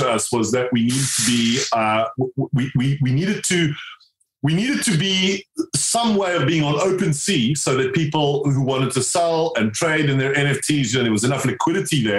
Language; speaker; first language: English; native; English